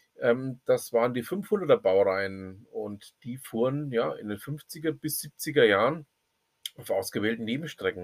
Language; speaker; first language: German; native; German